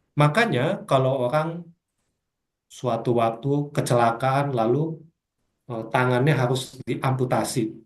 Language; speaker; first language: Indonesian; native; Indonesian